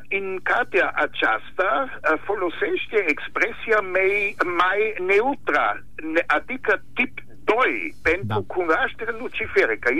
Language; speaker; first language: Romanian; non-native, fluent; German